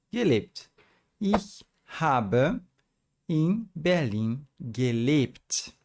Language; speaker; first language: German; non-native, fluent; Portuguese